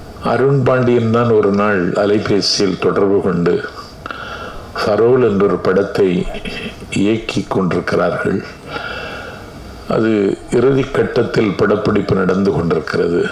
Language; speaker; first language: Tamil; native; Tamil